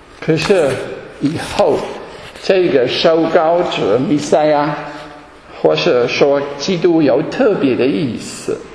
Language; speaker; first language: Chinese; non-native, fluent; German